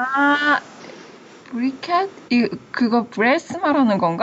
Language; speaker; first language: Korean; early bilingual, heritage; Korean